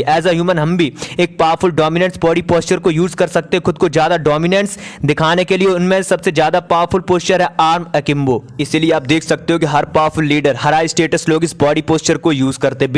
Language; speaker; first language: Hindi; native; Hindi